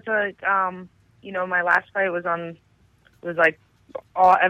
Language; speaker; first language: English; native; English